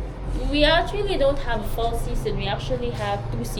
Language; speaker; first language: English; non-native, local second language; Filipino